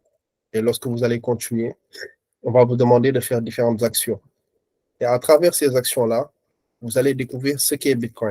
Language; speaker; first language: French; non-native, local second language; Wolof